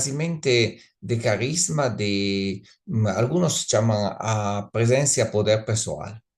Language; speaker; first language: Spanish; non-native, learner; Italian